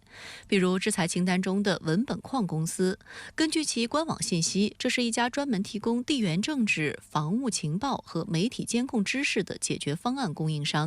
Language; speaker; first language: Chinese; native; Chinese